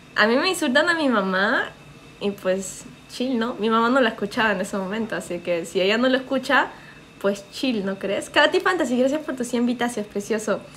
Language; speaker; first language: Spanish; early bilingual, heritage; Spanish